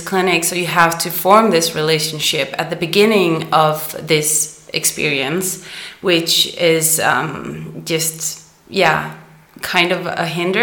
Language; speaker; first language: English; non-native, fluent; Danish